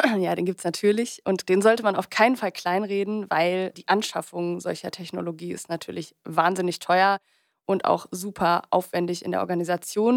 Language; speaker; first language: German; native; German